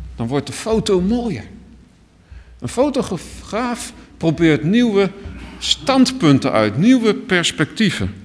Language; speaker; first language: Dutch; native; Dutch